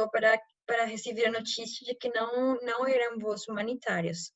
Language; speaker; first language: Portuguese; non-native, fluent; Spanish